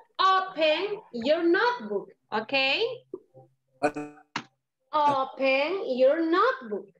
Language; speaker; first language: English; non-native, learner; Spanish